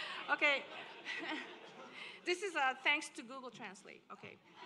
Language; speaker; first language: English; early bilingual, other home language; Spanish